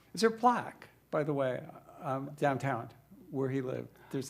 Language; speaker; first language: English; native; English